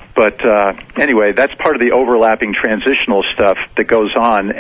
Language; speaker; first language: English; native; English